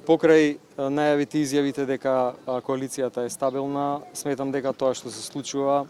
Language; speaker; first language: Macedonian; native; Macedonian